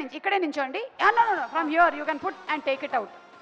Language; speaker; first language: Telugu; native; Telugu